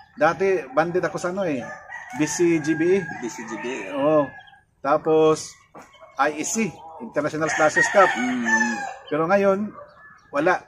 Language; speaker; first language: Filipino; non-native, local second language; Cebuano